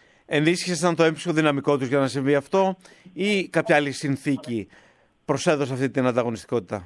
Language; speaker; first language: Greek; native; Greek